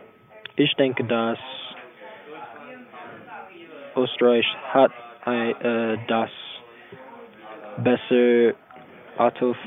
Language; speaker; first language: German; non-native, learner; English